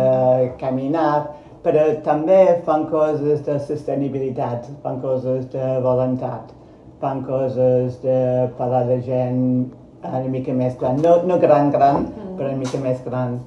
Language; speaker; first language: Catalan; non-native, fluent; Spanish